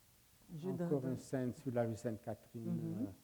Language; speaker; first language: French; non-native, fluent; Hungarian